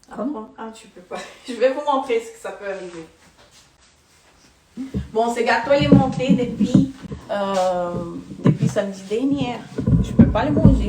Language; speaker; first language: French; non-native, fluent; Portuguese